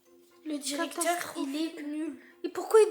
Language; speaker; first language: French; native; French